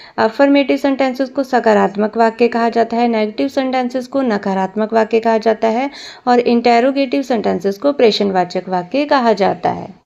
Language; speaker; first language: Hindi; non-native, local second language; Punjabi